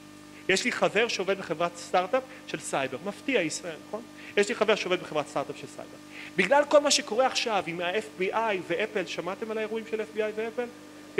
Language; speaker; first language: Hebrew; native; Hebrew